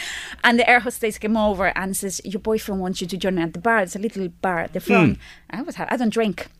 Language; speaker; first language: English; non-native, fluent; Spanish